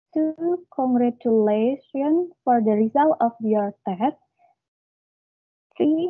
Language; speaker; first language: English; non-native, learner; Indonesian